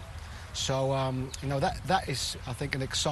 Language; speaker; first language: English; native; English